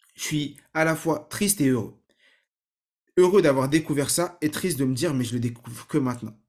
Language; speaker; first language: French; native; French